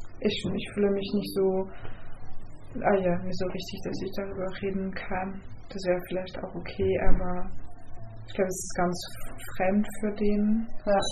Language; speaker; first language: German; non-native, fluent; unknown